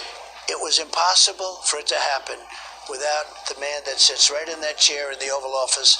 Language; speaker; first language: English; native; English